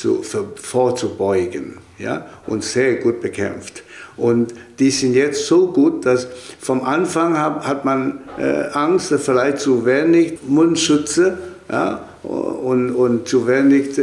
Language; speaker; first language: German; non-native, fluent; Chinese